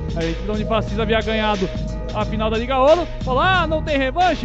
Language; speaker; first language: Portuguese; native; Portuguese